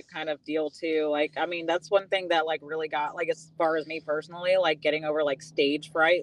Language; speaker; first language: English; native; English